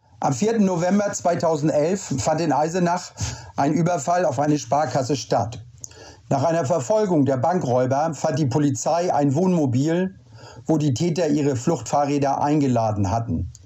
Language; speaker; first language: German; native; German